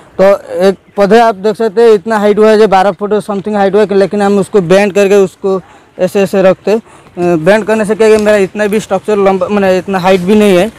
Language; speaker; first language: Hindi; non-native, local second language; Odia